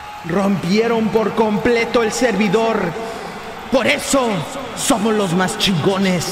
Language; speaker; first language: Spanish; native; Spanish